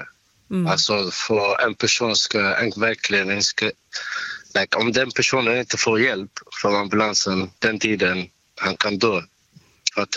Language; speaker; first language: Swedish; non-native, local second language; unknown